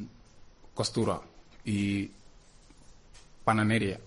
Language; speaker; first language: Spanish; non-native, learner; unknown